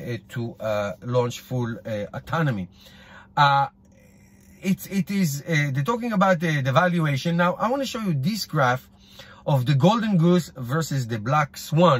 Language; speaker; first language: English; non-native, fluent; Hebrew